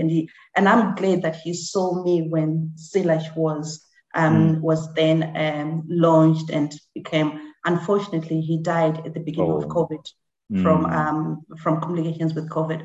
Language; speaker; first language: English; non-native, local second language; Shona